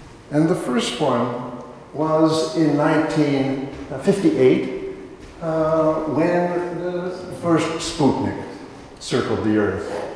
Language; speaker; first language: English; native; English